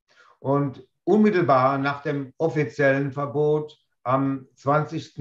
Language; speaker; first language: German; native; German